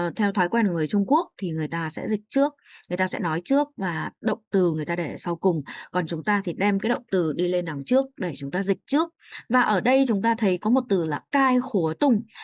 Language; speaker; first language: Vietnamese; native; Vietnamese